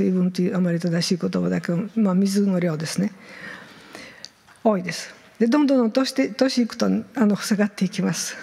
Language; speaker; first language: Japanese; non-native, fluent; Bulgarian